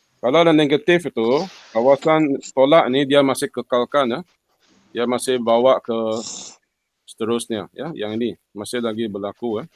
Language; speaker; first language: Malay; non-native, local second language; Chinese